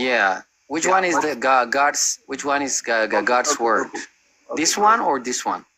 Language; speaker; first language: English; non-native, fluent; Amharic